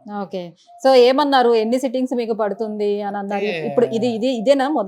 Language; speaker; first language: Telugu; native; Telugu